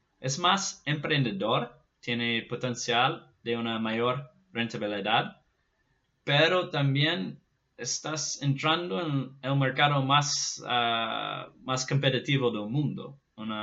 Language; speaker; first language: Spanish; non-native, fluent; Portuguese